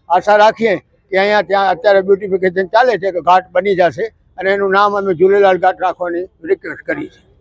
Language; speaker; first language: Gujarati; non-native, local second language; Sindhi